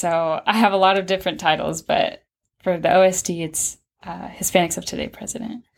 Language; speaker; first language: English; early bilingual, other home language; Spanish